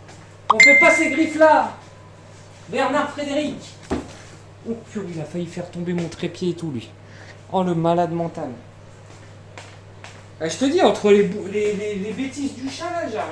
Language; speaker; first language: French; native; French